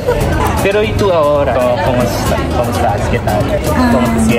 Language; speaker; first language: Spanish; non-native, learner; Filipino